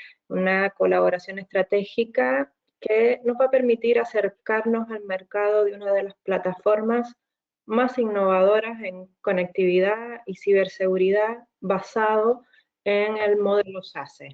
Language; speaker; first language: Spanish; native; Spanish